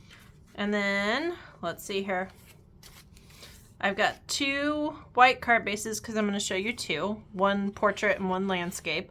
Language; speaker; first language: English; native; English